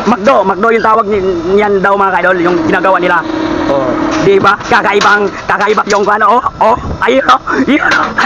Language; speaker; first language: Filipino; non-native, local second language; Cebuano